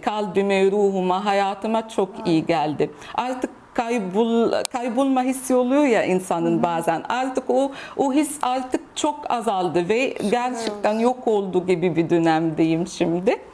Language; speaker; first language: Turkish; non-native, fluent; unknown